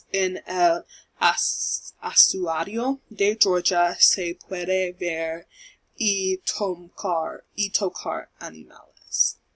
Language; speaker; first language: Spanish; non-native, learner; English